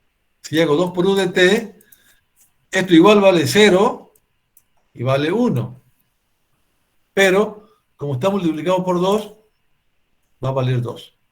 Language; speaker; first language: Spanish; native; Spanish